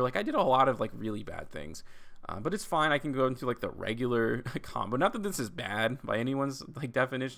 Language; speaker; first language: English; native; English